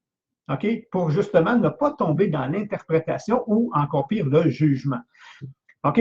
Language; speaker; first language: French; native; French